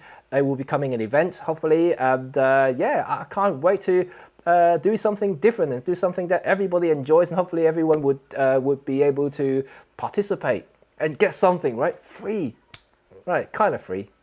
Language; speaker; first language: English; non-native, local second language; Cantonese